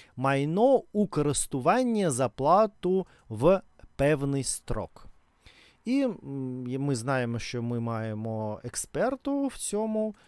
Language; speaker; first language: Ukrainian; non-native, learner; Russian